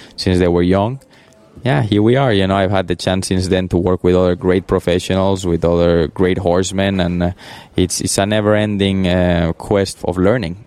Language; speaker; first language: English; early bilingual, other home language; Spanish